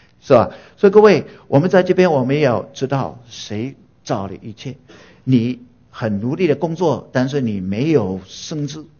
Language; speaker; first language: Chinese; non-native, fluent; English